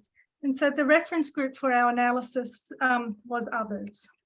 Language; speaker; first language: English; native; English